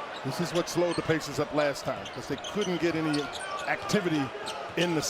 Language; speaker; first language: English; native; English